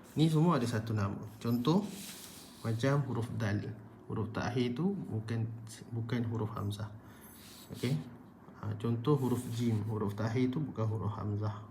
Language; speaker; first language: Malay; native; Malay